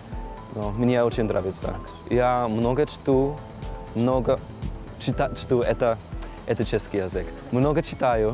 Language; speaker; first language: Russian; non-native, learner; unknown